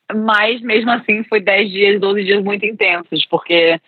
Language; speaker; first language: Portuguese; early bilingual, other home language; English